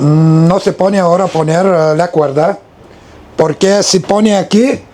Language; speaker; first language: Spanish; non-native, learner; Lithuanian